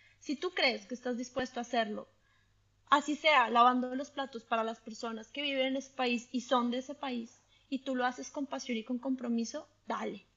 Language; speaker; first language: Spanish; native; Spanish